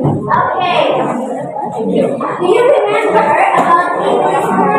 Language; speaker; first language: English; non-native, fluent; Indonesian